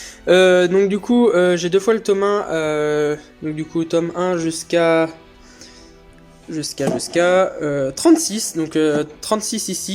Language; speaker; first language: French; native; French